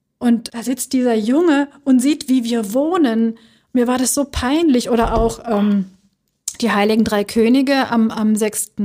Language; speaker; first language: German; early bilingual, other home language; Turkish